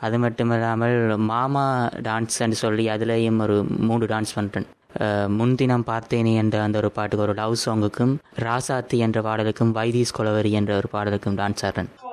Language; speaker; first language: Tamil; early bilingual, other home language; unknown